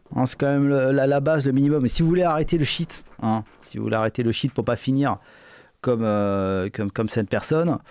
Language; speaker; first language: French; native; French